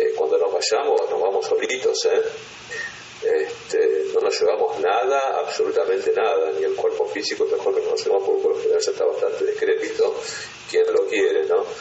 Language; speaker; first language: Spanish; native; Spanish